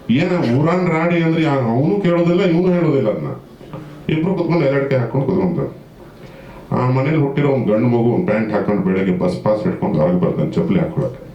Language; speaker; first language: Kannada; native; Kannada